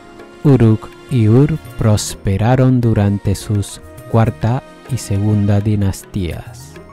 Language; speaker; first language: Spanish; native; Spanish